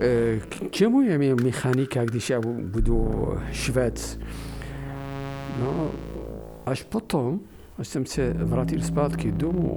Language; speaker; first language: Czech; non-native, fluent; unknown